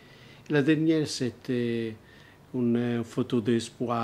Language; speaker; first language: French; non-native, learner; Italian